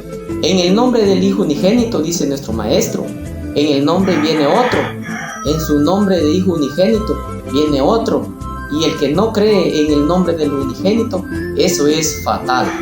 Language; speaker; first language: Spanish; native; Spanish